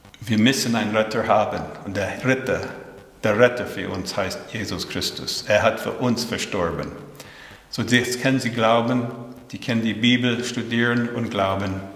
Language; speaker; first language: German; early bilingual, heritage; German